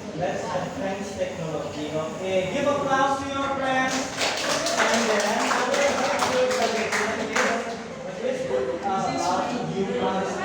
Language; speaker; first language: English; non-native, learner; Indonesian